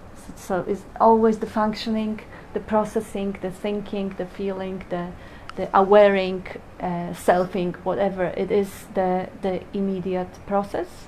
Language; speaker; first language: English; non-native, fluent; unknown